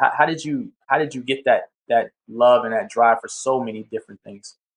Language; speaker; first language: English; native; English